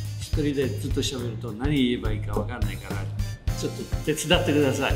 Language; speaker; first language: Japanese; non-native, fluent; Italian